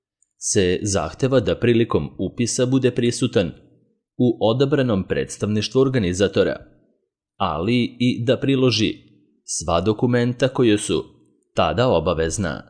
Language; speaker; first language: Serbian; native; Serbian